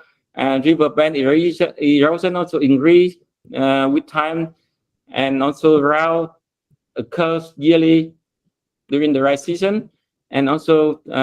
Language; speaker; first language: English; non-native, fluent; Vietnamese